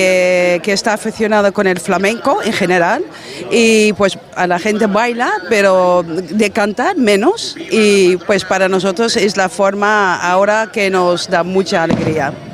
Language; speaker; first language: Spanish; non-native, fluent; Dutch